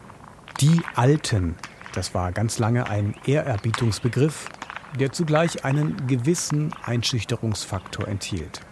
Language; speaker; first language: German; native; German